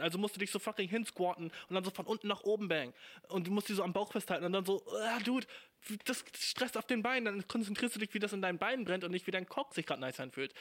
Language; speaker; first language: German; native; German